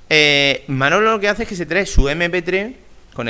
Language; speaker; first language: Spanish; native; Spanish